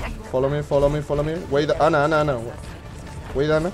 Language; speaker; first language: English; non-native, learner; Spanish